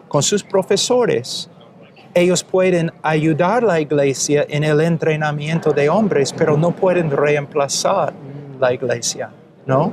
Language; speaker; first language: Spanish; non-native, fluent; English